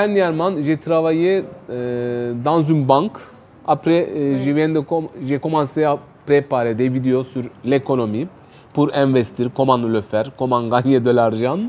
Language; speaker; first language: French; non-native, fluent; Turkish